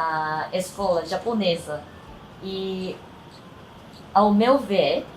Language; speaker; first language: Portuguese; non-native, learner; Japanese